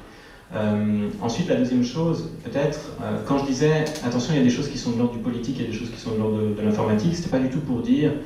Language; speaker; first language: French; native; French